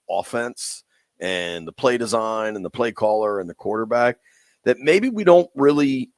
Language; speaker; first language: English; native; English